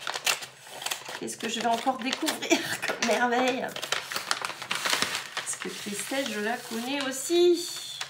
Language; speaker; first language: French; native; French